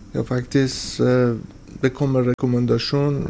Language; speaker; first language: Swedish; non-native, learner; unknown